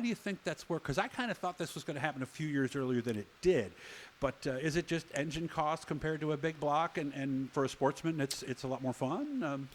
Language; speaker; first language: English; native; English